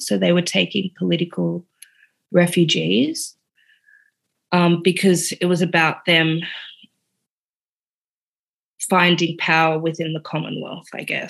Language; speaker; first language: English; native; English